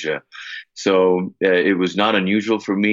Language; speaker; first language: English; native; English